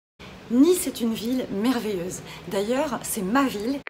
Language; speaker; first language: French; native; French